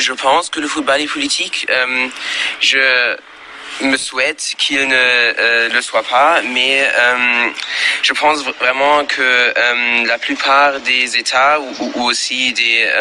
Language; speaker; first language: French; non-native, learner; German